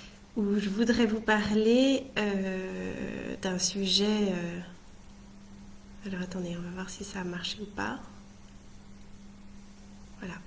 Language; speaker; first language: French; native; French